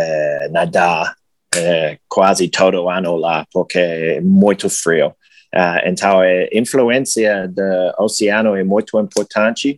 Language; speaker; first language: Portuguese; non-native, learner; English